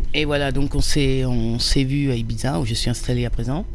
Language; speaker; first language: French; native; French